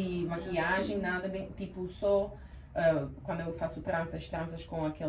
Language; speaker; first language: Portuguese; early bilingual, heritage; Portuguese